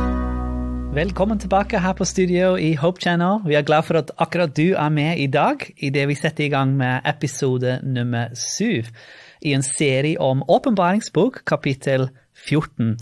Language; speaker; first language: Norwegian; non-native, fluent; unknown